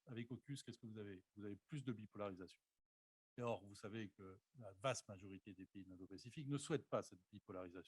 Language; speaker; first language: French; native; French